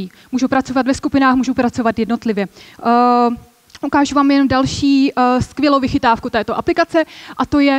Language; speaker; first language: Czech; native; Czech